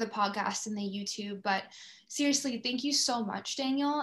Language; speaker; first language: English; native; English